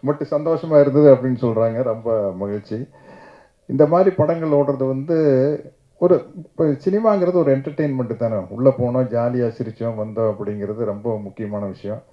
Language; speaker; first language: Tamil; native; Tamil